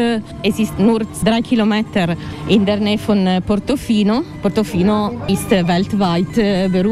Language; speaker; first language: German; non-native, learner; Italian